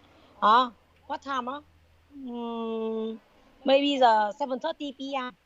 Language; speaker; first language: English; non-native, learner; Vietnamese